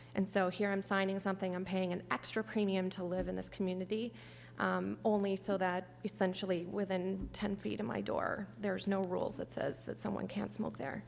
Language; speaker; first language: English; native; English